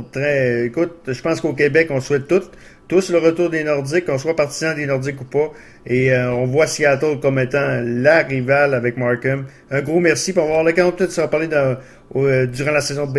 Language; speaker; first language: French; native; French